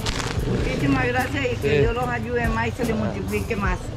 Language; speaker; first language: Spanish; native; Spanish